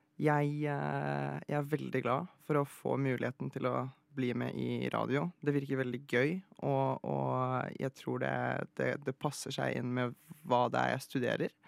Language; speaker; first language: Norwegian; early bilingual, other home language; Polish